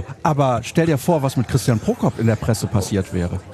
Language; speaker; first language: German; native; German